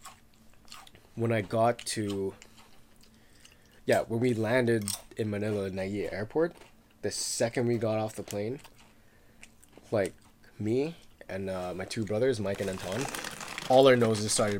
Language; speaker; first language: English; native; English